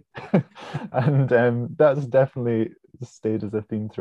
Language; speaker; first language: English; native; English